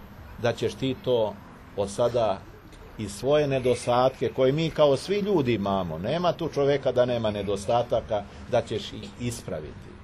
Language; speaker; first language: Serbian; native; Serbian